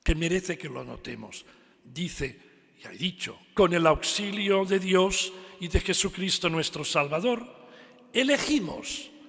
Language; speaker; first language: Spanish; non-native, local second language; Catalan